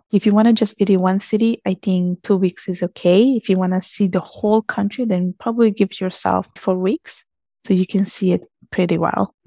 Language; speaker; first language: English; early bilingual, heritage; Italian